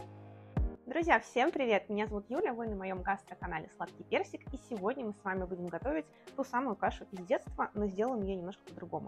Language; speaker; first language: Russian; native; Russian